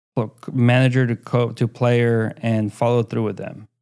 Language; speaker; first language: English; early bilingual, other home language; Spanish